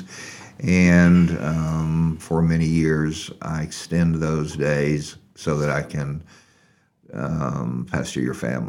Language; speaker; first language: English; native; English